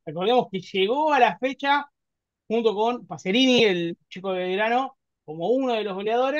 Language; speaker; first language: Spanish; native; Spanish